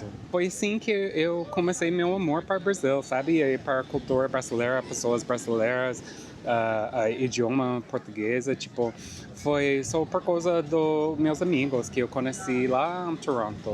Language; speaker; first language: Portuguese; non-native, fluent; English